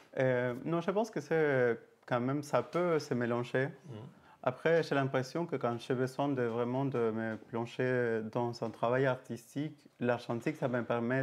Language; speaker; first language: French; native; French